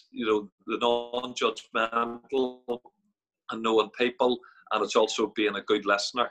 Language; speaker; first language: English; native; English